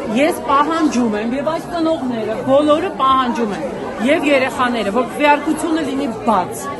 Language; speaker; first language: Armenian; native; Armenian